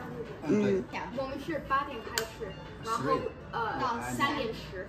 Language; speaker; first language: Chinese; non-native, fluent; English